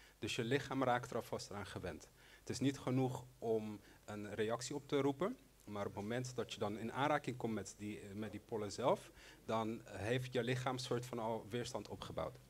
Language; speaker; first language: Dutch; non-native, local second language; Papiamento